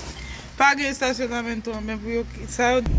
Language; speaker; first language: Portuguese; non-native, learner; Haitian Creole